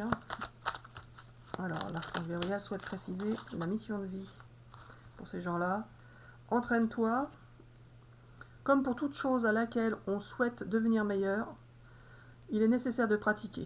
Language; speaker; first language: French; native; French